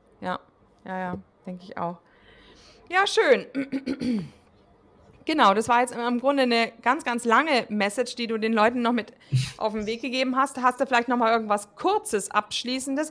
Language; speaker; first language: German; native; German